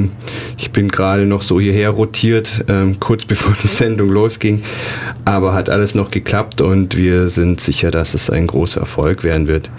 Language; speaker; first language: German; native; German